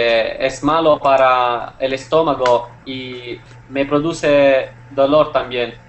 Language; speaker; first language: Spanish; non-native, learner; Italian